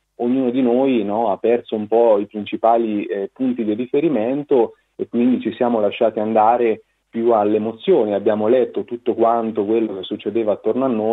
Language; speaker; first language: Italian; native; Italian